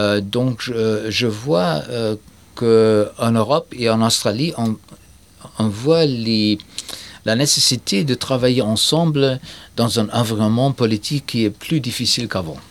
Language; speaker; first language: French; non-native, fluent; German